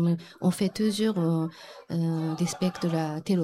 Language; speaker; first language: French; non-native, learner; Japanese